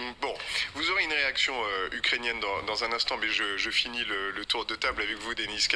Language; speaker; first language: French; native; French